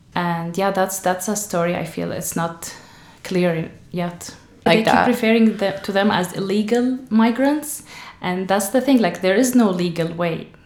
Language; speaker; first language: English; non-native, fluent; Arabic